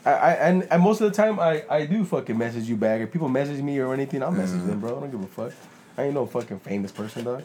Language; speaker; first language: English; early bilingual, other home language; Spanish